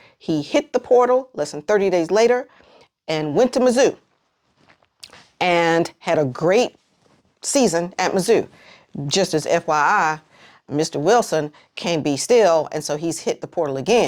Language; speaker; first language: English; native; English